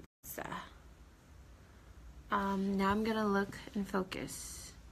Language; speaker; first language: English; early bilingual, other home language; Korean